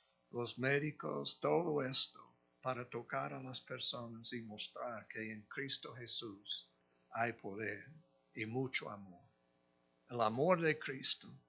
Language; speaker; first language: Spanish; non-native, fluent; English